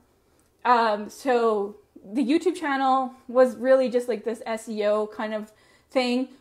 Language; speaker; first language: English; native; English